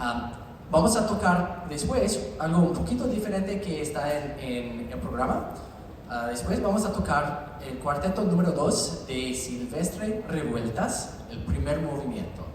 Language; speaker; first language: Spanish; non-native, learner; English